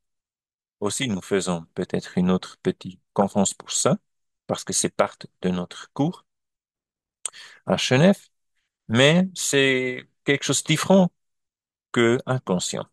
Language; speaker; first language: French; non-native, learner; German